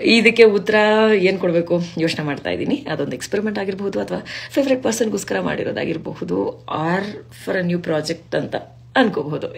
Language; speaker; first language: Kannada; non-native, local second language; Kodava